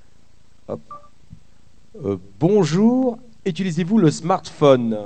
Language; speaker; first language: French; native; French